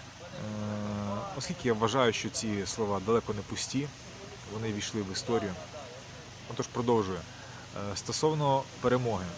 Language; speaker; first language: Ukrainian; native; Ukrainian